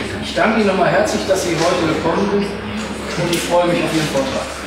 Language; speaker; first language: German; native; German